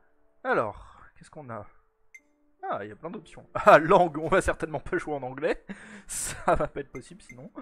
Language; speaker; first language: French; native; French